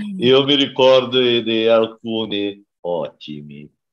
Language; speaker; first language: Italian; non-native, learner; Portuguese